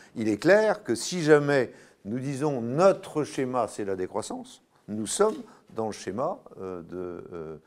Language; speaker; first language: French; native; French